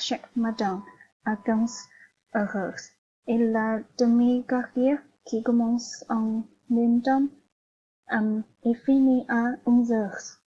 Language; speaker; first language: French; non-native, learner; Chinese